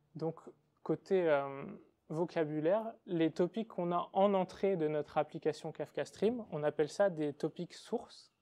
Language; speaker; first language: French; native; French